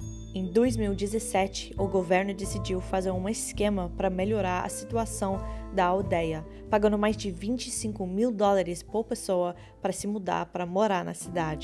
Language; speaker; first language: Portuguese; non-native, fluent; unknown